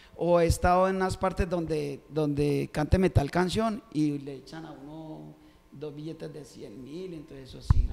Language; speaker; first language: Spanish; native; Spanish